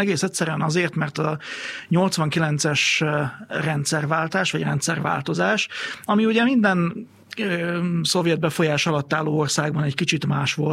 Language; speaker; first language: Hungarian; native; Hungarian